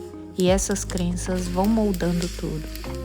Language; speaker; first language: Portuguese; native; Portuguese